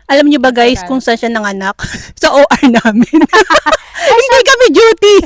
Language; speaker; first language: Filipino; native; Filipino